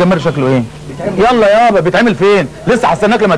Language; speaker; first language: Arabic; native; Arabic